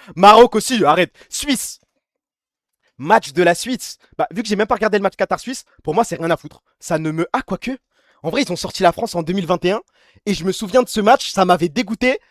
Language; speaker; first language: French; early bilingual, other home language; Arabic